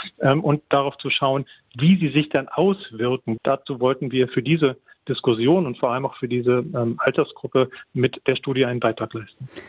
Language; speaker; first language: German; native; German